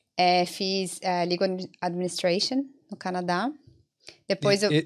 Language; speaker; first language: Portuguese; early bilingual, other home language; Italian